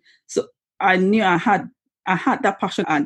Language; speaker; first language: English; non-native, local second language; Yoruba